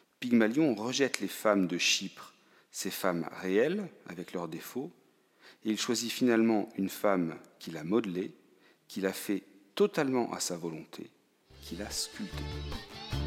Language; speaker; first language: French; native; French